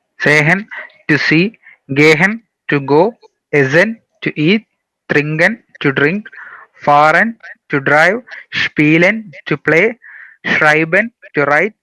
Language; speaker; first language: German; non-native, learner; Malayalam